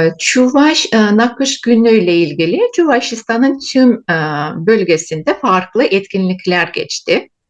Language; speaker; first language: Turkish; non-native, fluent; Chuvash